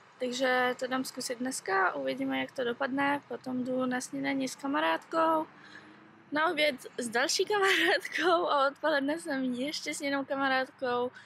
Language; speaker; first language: Czech; early bilingual, heritage; Czech